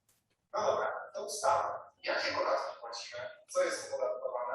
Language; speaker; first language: Polish; native; Polish